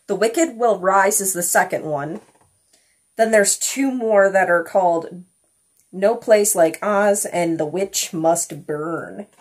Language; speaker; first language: English; native; English